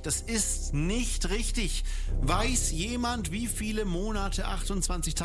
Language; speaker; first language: German; native; German